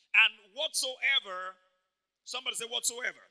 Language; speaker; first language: English; non-native, local second language; Yoruba